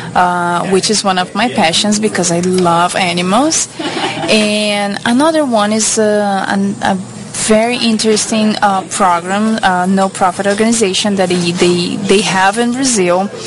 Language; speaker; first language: English; non-native, fluent; Portuguese